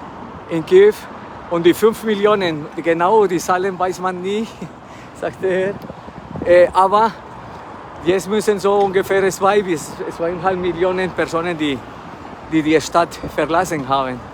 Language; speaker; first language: German; non-native, fluent; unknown